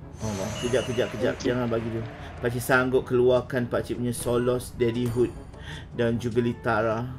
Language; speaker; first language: Malay; native; Malay